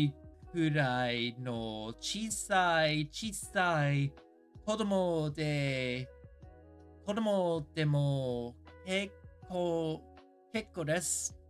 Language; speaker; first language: Japanese; non-native, learner; English